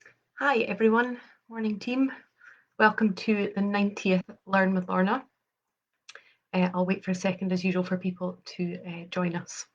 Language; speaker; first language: English; native; English